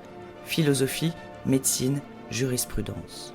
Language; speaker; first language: French; native; French